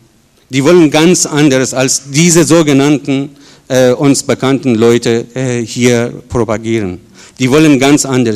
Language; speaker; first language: German; non-native, fluent; Persian